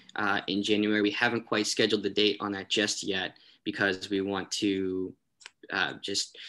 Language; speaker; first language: English; native; English